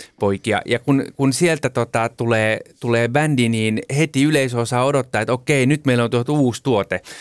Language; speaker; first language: Finnish; early bilingual, heritage; Finnish